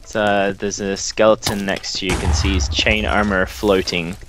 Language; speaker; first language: English; native; English